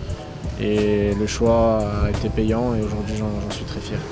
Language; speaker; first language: French; early bilingual, other home language; Arabic